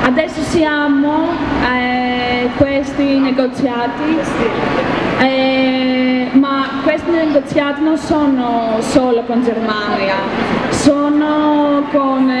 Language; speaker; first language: Italian; non-native, learner; Greek